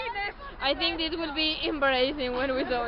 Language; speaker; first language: English; non-native, learner; Spanish